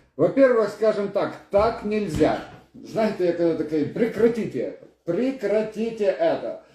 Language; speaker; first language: Russian; non-native, local second language; Ukrainian